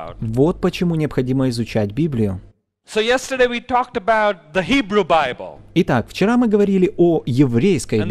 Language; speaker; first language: Russian; native; Russian